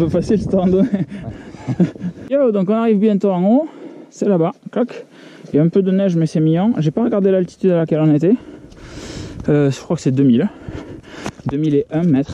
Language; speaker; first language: French; native; French